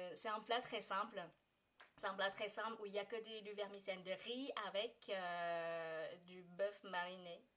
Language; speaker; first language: French; non-native, fluent; Vietnamese